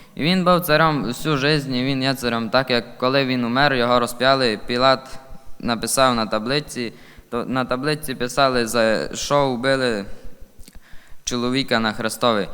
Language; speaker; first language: Ukrainian; native; Ukrainian